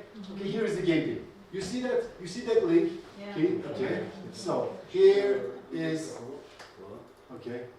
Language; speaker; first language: English; non-native, fluent; Turkish